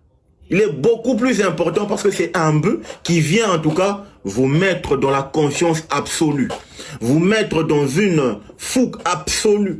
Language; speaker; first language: French; non-native, local second language; Lingala